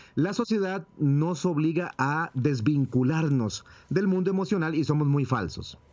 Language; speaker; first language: Spanish; native; Spanish